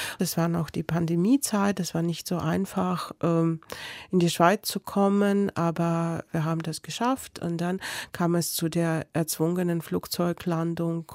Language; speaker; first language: German; non-native, fluent; Belarusian